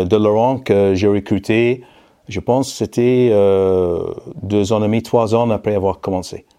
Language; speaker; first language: French; non-native, fluent; English